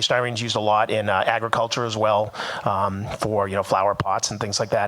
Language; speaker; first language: English; native; English